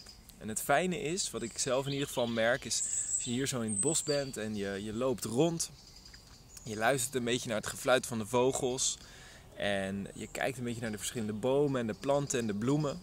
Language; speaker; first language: Dutch; native; Dutch